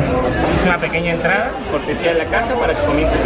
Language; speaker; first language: Spanish; native; Spanish